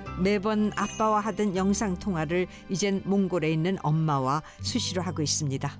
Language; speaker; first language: Korean; native; Korean